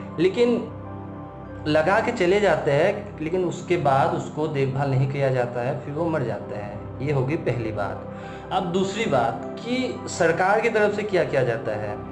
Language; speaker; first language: Hindi; non-native, local second language; Assamese